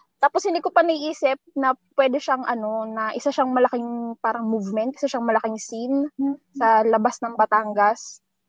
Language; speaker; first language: Filipino; native; Filipino